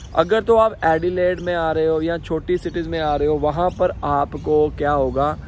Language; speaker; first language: Hindi; native; Hindi